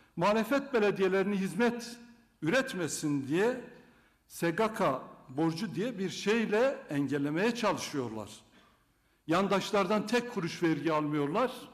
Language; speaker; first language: Turkish; non-native, local second language; Kurdish